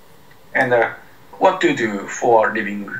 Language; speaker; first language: English; non-native, learner; Japanese